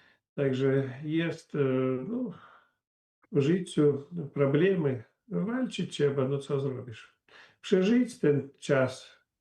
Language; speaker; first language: Polish; non-native, learner; Belarusian